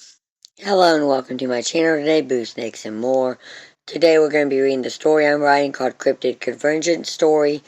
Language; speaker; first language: English; native; English